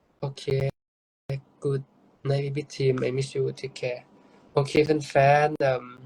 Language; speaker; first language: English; non-native, learner; Thai